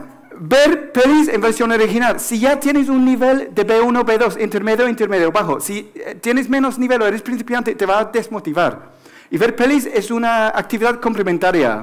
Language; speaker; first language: Spanish; non-native, fluent; English